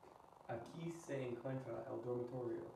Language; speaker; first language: Spanish; non-native, learner; English